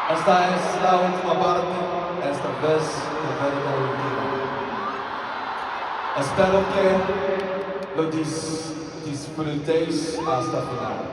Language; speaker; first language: Spanish; non-native, learner; Korean